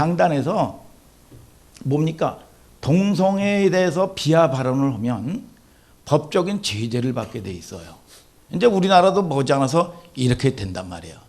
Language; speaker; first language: Korean; native; Korean